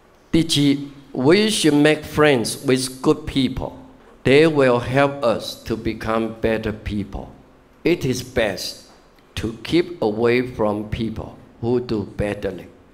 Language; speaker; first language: English; non-native, fluent; Chinese